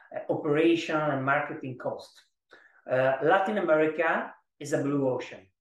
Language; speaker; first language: English; non-native, learner; Italian